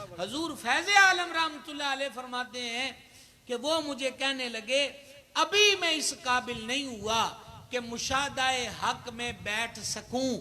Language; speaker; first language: Urdu; non-native, local second language; Punjabi